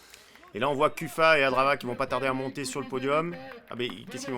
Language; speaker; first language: French; native; French